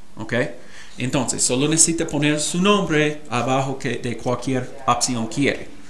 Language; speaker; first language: Spanish; non-native, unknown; English